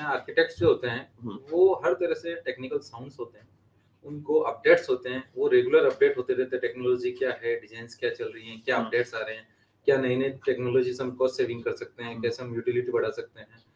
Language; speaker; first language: Hindi; native; Hindi